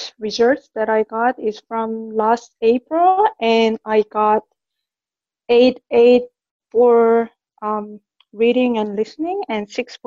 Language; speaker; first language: English; non-native, fluent; Korean